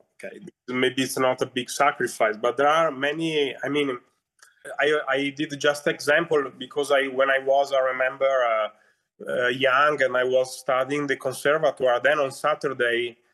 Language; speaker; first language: English; non-native, fluent; Italian